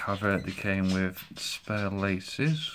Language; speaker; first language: English; native; English